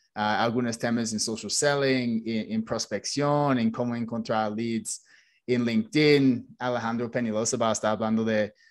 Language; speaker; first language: Spanish; non-native, fluent; English